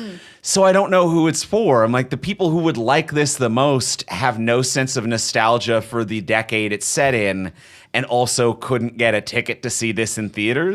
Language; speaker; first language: English; native; English